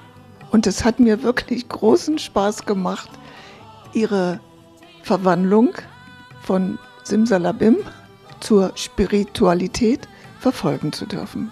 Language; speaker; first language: German; native; German